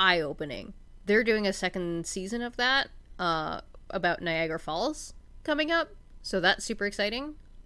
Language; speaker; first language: English; native; English